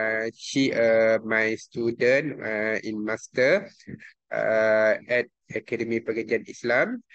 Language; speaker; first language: English; non-native, local second language; Malay